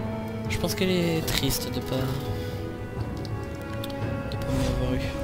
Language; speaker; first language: French; native; French